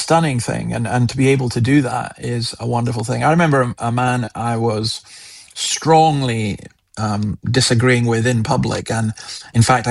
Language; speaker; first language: English; native; English